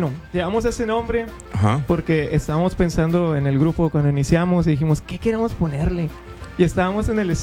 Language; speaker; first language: Spanish; native; Spanish